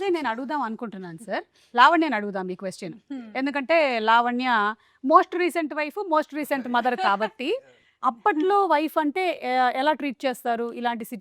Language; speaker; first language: Telugu; native; Telugu